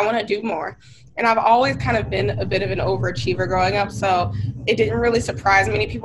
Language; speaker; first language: English; native; English